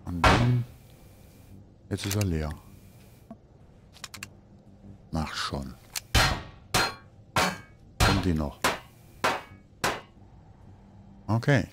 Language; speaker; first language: German; native; German